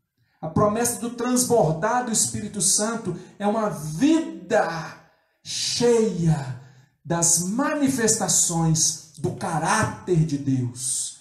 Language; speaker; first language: Portuguese; native; Portuguese